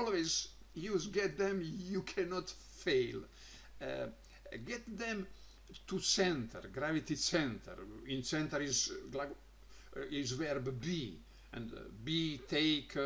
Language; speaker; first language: English; non-native, learner; Croatian